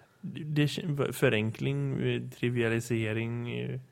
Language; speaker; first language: Swedish; native; Swedish